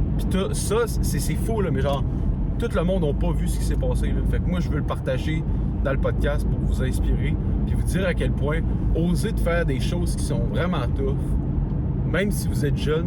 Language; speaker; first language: French; native; French